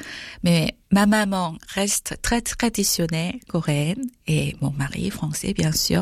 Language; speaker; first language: French; non-native, fluent; Korean